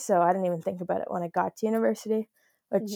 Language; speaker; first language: English; native; English